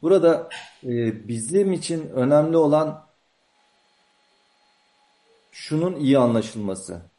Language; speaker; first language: Turkish; native; Turkish